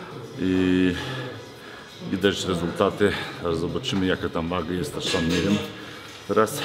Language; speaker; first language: Polish; non-native, fluent; Lithuanian